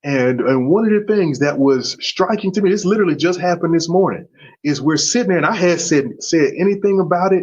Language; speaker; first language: English; native; English